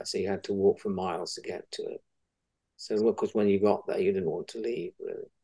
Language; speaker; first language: English; native; English